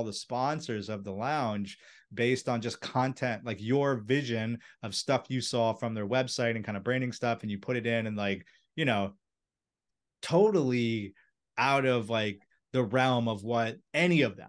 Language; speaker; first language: English; native; English